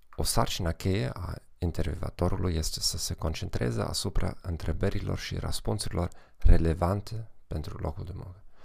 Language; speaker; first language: Romanian; non-native, fluent; German